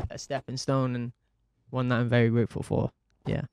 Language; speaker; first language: English; native; English